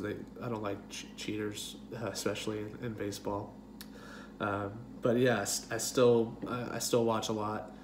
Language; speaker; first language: English; native; English